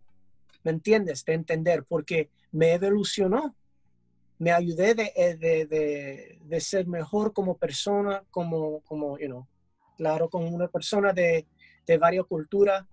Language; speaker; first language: Spanish; early bilingual, heritage; English